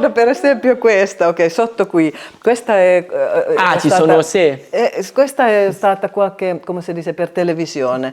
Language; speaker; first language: Italian; non-native, learner; Finnish